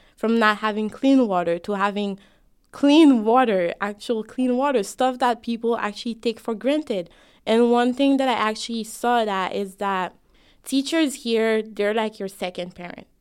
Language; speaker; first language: English; non-native, fluent; Haitian Creole